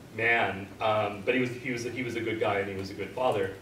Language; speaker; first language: English; native; English